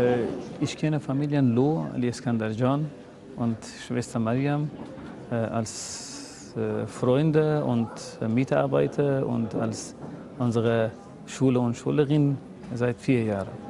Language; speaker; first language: German; non-native, learner; Persian